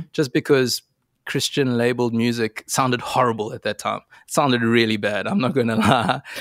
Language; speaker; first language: English; native; English